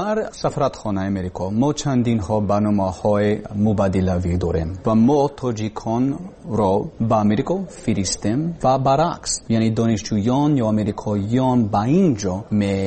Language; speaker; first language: Persian; non-native, learner; English